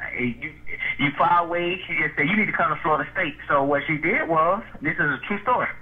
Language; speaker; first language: English; native; English